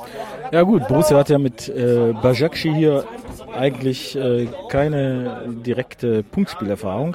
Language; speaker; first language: German; native; German